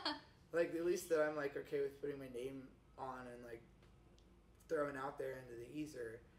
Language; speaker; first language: English; native; English